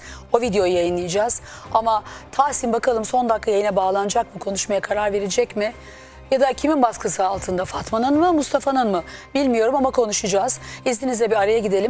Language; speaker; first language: Turkish; native; Turkish